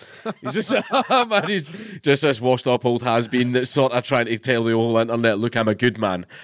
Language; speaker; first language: English; native; English